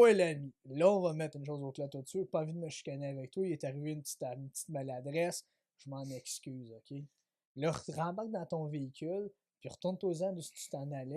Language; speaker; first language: French; native; French